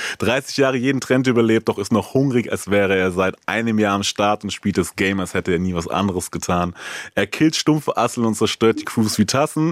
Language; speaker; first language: German; native; German